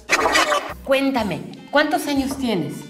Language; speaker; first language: Spanish; native; Spanish